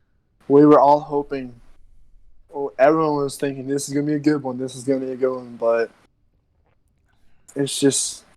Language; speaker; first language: English; native; English